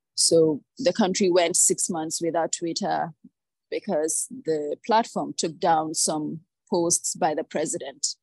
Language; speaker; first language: English; non-native, local second language; Hausa